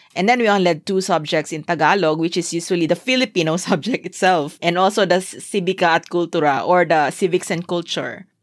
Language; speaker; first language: English; non-native, local second language; Chavacano